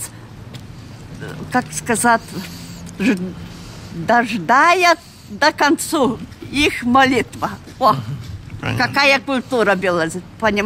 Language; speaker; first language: Russian; non-native, learner; Lithuanian